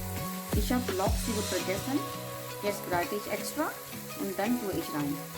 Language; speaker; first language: German; non-native, learner; Urdu